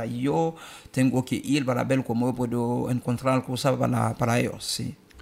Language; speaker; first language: Spanish; non-native, learner; Haitian Creole